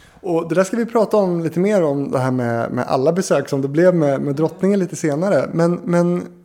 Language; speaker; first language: Swedish; native; Swedish